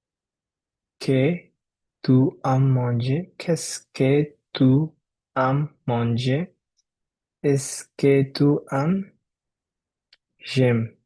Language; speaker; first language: French; non-native, learner; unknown